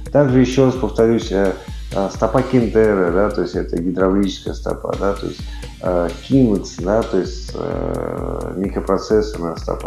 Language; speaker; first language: Russian; native; Russian